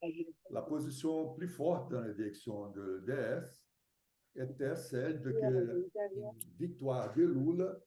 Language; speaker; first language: French; non-native, fluent; Portuguese